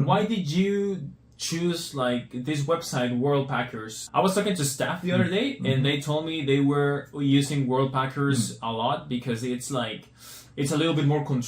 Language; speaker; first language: English; non-native, fluent; Spanish